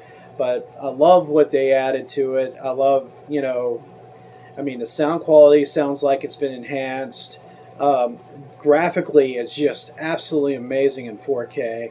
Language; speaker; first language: English; native; English